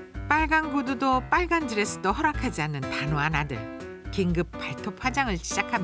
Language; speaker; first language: Korean; native; Korean